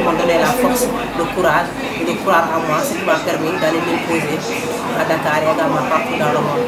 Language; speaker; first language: French; non-native, local second language; Fula